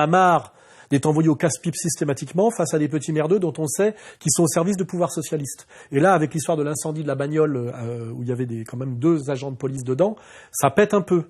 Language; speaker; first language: French; native; French